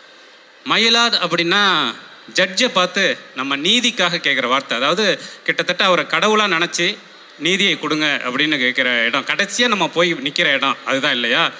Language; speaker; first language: Tamil; native; Tamil